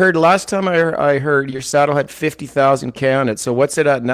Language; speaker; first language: English; native; English